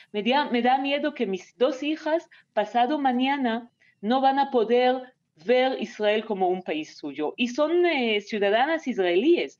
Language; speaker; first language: Spanish; non-native, fluent; Hebrew